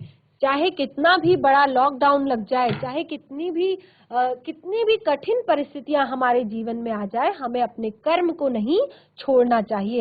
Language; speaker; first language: Hindi; native; Hindi